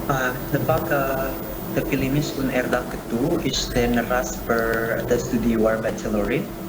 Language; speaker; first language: Albanian; non-native, learner; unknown